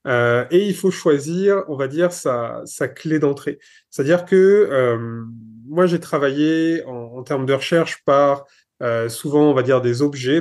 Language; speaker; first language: French; native; French